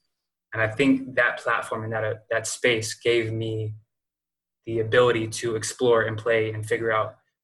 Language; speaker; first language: English; native; English